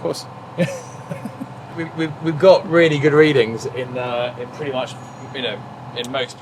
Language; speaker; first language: English; native; English